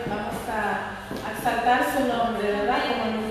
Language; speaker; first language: Spanish; native; Spanish